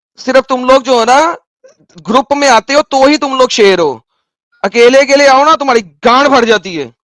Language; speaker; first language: Hindi; native; Hindi